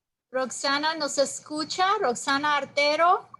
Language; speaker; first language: Spanish; native; Spanish